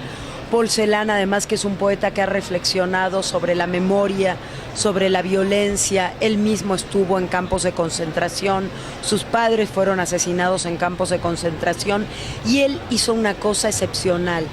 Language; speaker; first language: Spanish; native; Spanish